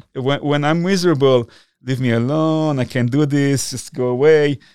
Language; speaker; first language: English; non-native, fluent; Hebrew